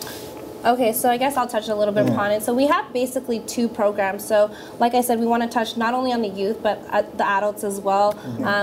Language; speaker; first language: English; early bilingual, other home language; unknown